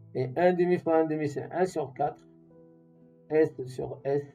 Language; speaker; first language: French; non-native, local second language; Arabic